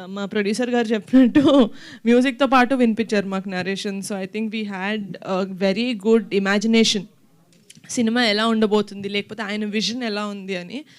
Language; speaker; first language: Telugu; native; Telugu